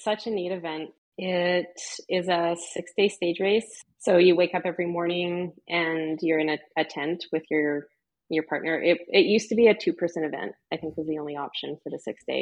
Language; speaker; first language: English; native; English